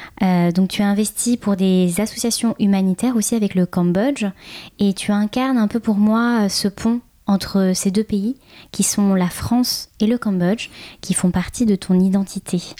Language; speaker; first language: French; early bilingual, other home language; Khmer